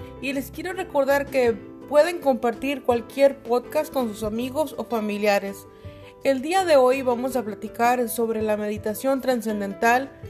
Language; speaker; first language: Spanish; native; Spanish